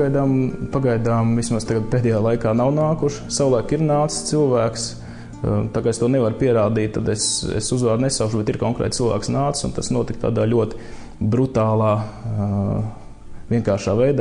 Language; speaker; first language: Latvian; native; Latvian